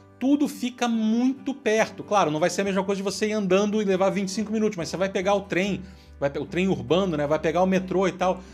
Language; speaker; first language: Portuguese; native; Portuguese